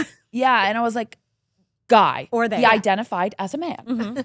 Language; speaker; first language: English; native; English